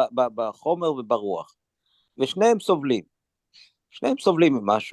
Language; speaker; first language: Hebrew; native; Hebrew